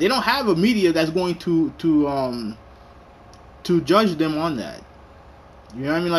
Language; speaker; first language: English; native; English